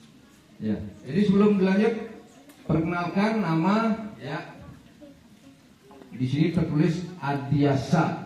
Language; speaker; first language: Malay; non-native, local second language; Balinese